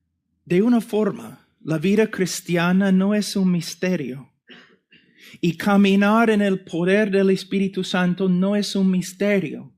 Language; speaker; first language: Spanish; non-native, fluent; English